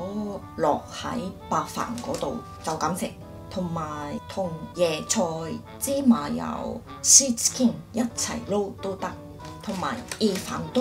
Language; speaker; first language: Cantonese; non-native, fluent; Japanese